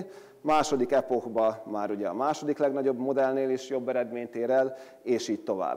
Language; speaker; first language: Hungarian; native; Hungarian